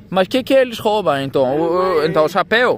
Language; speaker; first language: Portuguese; non-native, fluent; Greek